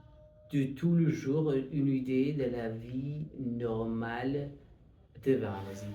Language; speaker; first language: French; non-native, fluent; Hindi